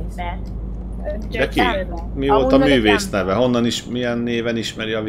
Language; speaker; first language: Hungarian; native; Hungarian